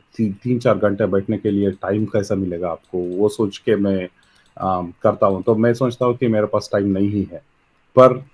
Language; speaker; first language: Hindi; non-native, local second language; Telugu